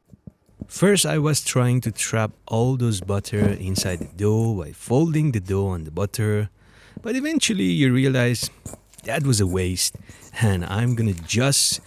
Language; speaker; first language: English; non-native, fluent; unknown